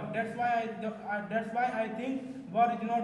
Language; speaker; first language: English; non-native, learner; Hindi